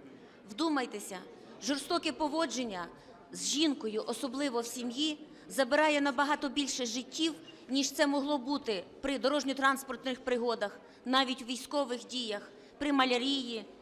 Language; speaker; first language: Ukrainian; native; Ukrainian